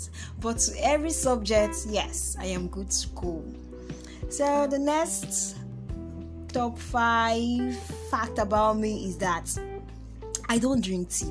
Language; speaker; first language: English; non-native, local second language; Igbo